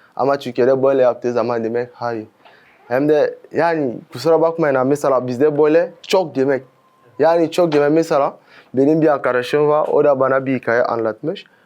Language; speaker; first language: Turkish; non-native, fluent; French